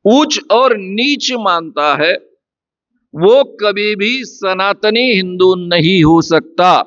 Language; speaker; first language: Hindi; non-native, local second language; Marathi